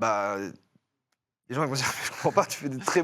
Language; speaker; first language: French; native; French